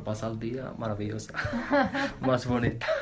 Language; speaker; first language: Spanish; non-native, learner; Arabic